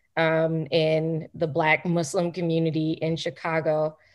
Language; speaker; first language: English; native; English